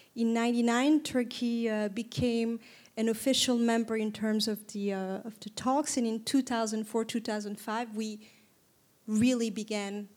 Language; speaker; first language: English; non-native, fluent; Turkish